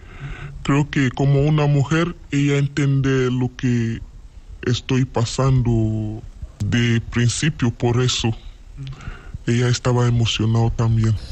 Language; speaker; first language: Spanish; non-native, learner; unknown